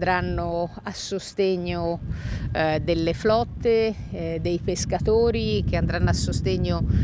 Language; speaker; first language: Italian; native; Italian